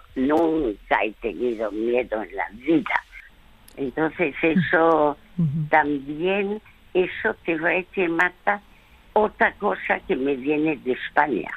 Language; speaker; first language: Spanish; early bilingual, other home language; French